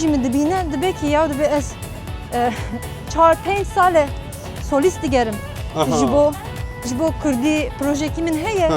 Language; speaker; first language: Kurdish; non-native, local second language; Turkish